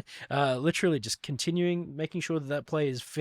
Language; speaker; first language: English; native; English